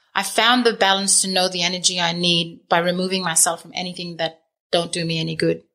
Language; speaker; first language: English; native; English